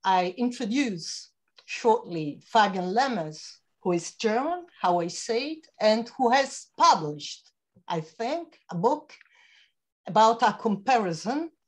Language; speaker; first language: English; non-native, fluent; Italian